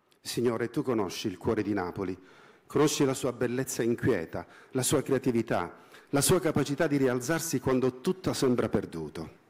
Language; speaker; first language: Italian; native; Italian